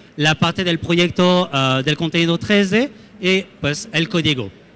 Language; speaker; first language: Spanish; non-native, fluent; French